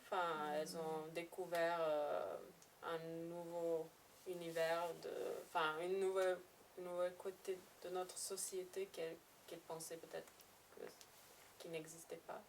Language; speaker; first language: French; non-native, fluent; Serbian